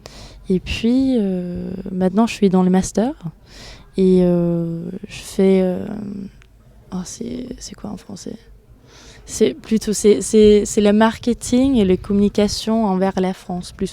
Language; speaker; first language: French; non-native, fluent; Danish